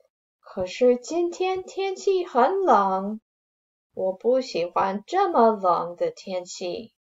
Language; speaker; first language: Chinese; non-native, fluent; English